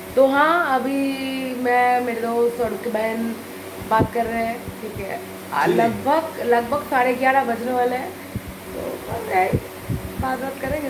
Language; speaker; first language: Hindi; non-native, local second language; Bangla